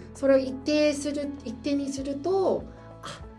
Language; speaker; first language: Japanese; non-native, fluent; Chinese